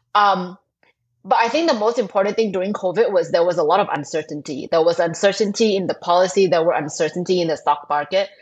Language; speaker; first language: English; non-native, fluent; Thai